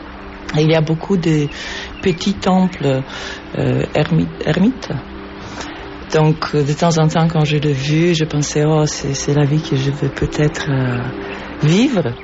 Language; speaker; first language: French; non-native, learner; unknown